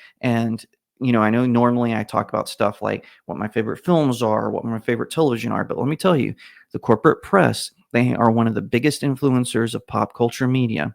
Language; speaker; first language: English; native; English